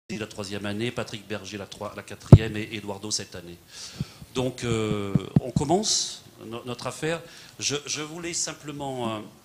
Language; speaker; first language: French; native; French